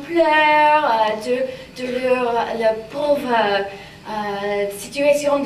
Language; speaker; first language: French; non-native, fluent; English